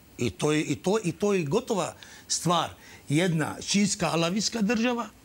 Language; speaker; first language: Croatian; non-native, fluent; Arabic